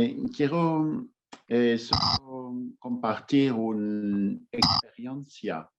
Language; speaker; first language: Spanish; non-native, fluent; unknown